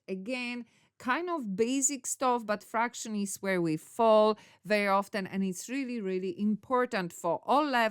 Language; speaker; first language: English; non-native, fluent; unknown